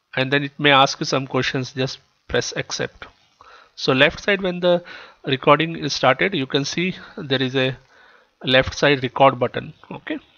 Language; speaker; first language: English; non-native, local second language; Kannada